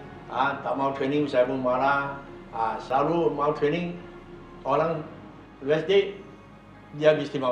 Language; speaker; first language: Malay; non-native, local second language; Chinese